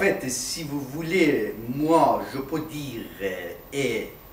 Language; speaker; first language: French; non-native, fluent; Persian